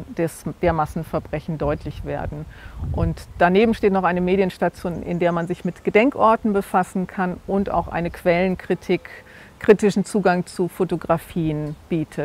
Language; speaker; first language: German; native; German